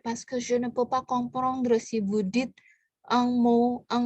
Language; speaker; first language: French; non-native, fluent; Indonesian